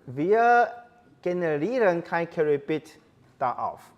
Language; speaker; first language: German; non-native, learner; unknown